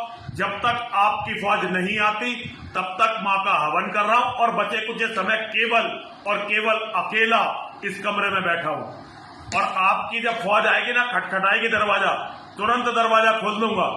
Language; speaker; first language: Hindi; native; Hindi